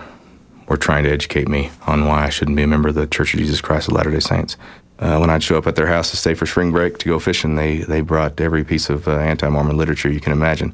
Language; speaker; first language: English; native; English